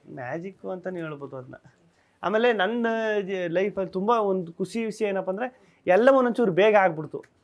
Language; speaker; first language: Kannada; native; Kannada